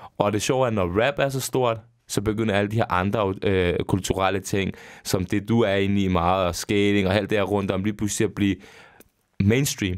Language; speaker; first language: Danish; early bilingual, other home language; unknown